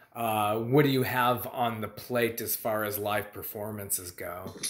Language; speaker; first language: English; native; English